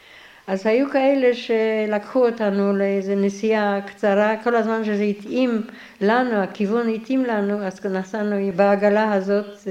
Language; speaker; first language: Hebrew; non-native, fluent; Polish